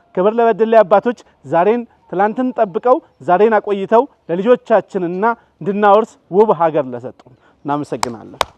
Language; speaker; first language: Amharic; non-native, local second language; Oromo